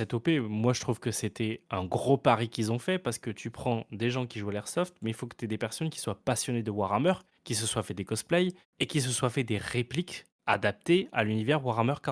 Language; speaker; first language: French; native; French